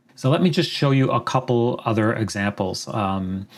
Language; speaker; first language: English; native; English